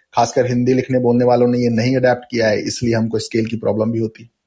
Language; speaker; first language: Hindi; non-native, local second language; Bhojpuri